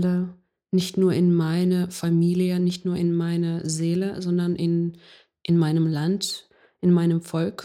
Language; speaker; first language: German; non-native, fluent; Ukrainian